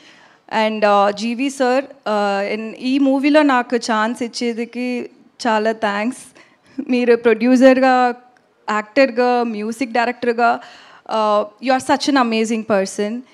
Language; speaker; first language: Telugu; non-native, local second language; Tamil